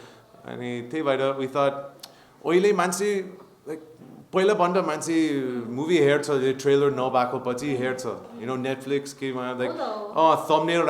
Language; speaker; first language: Nepali; non-native, learner; English